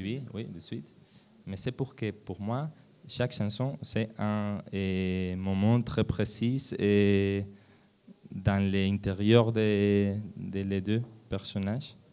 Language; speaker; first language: French; non-native, learner; Spanish